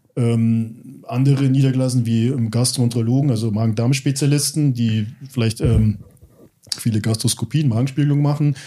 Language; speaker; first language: German; early bilingual, other home language; English